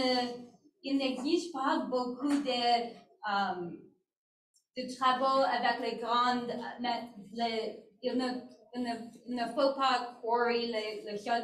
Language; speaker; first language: French; non-native, learner; English